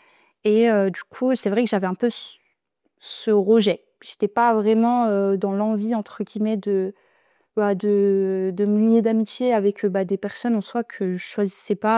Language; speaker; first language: French; native; French